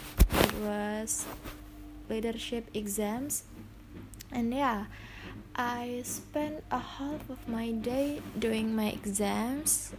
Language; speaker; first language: English; non-native, fluent; Indonesian